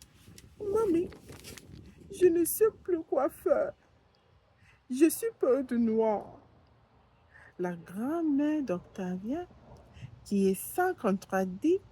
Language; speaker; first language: French; non-native, learner; English